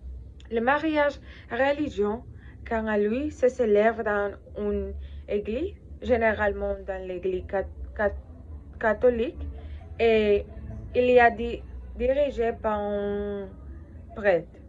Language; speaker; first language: French; non-native, learner; Spanish